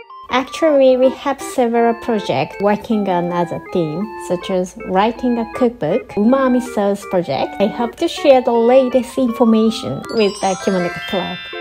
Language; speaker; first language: English; non-native, fluent; Japanese